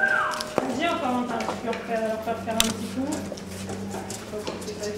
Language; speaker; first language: French; native; French